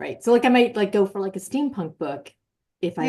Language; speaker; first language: English; native; English